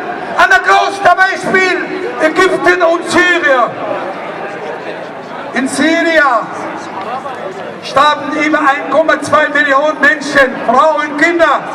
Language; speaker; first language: German; non-native, learner; Arabic